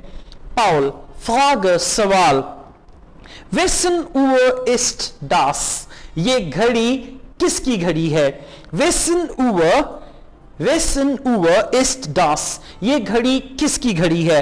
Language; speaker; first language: German; non-native, fluent; Urdu